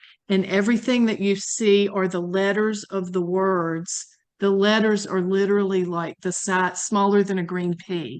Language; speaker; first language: English; native; English